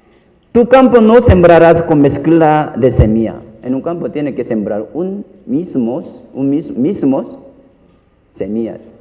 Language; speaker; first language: Spanish; non-native, learner; Korean